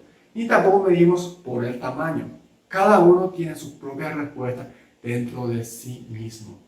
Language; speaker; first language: Spanish; non-native, local second language; Japanese